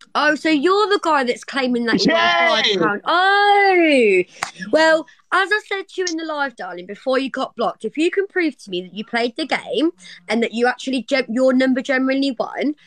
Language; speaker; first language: English; native; English